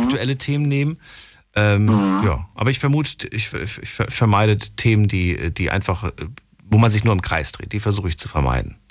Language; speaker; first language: German; native; German